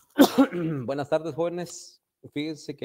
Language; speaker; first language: Spanish; native; Spanish